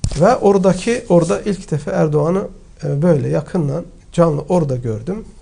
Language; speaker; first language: Turkish; early bilingual, heritage; Turkish